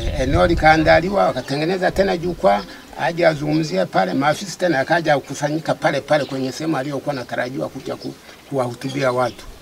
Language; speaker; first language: Swahili; non-native, local second language; Sukuma